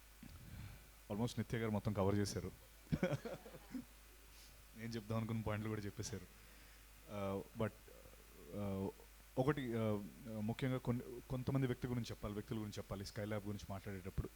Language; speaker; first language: Telugu; native; Telugu